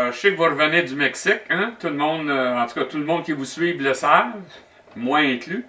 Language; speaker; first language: French; native; French